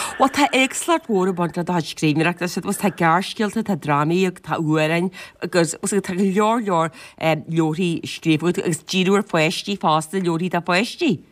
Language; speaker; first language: Irish; native; Irish